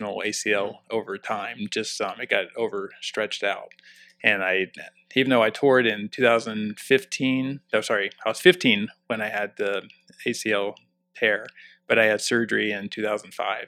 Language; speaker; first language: English; native; English